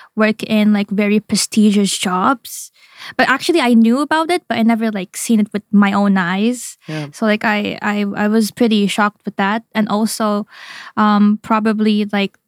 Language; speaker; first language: English; non-native, fluent; Indonesian